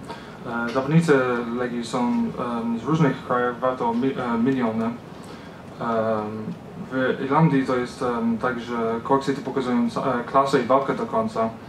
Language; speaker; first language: Polish; early bilingual, heritage; Polish